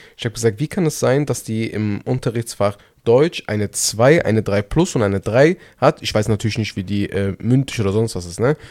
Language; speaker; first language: German; early bilingual, other home language; Turkish